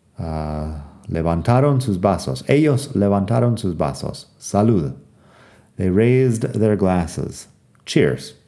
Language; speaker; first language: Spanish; non-native, fluent; English